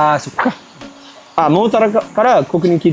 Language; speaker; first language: Japanese; non-native, learner; English